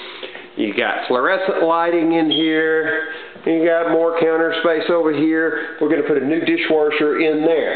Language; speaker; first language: English; native; English